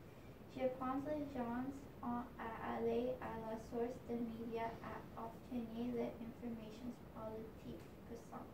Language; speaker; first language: French; non-native, learner; English